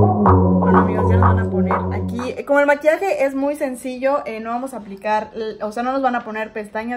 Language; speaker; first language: Spanish; native; Spanish